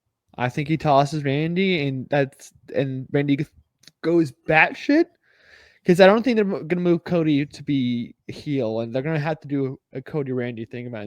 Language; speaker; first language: English; native; English